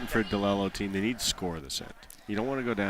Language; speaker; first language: English; native; English